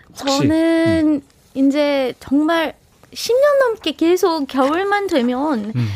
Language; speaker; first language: Korean; non-native, fluent; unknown